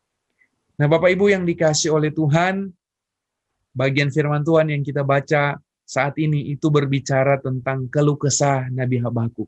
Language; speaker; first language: Indonesian; native; Indonesian